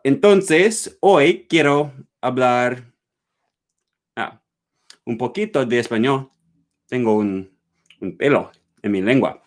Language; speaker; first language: Spanish; non-native, learner; English